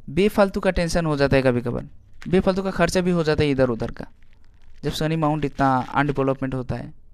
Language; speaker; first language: Hindi; non-native, local second language; Bangla